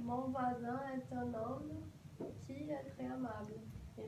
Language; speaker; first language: French; non-native, learner; Portuguese